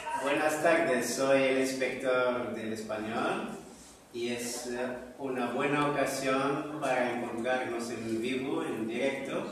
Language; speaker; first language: Spanish; non-native, fluent; Arabic